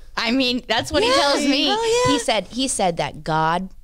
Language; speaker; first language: English; native; English